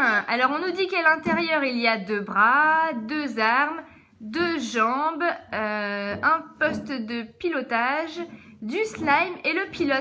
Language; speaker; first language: French; native; French